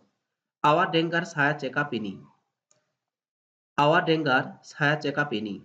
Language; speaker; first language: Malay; non-native, fluent; Bangla